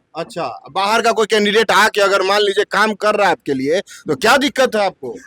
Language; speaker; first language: Hindi; native; Hindi